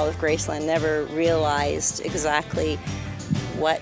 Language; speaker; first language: English; native; English